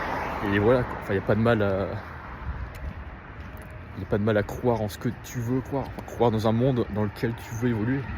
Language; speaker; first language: French; native; French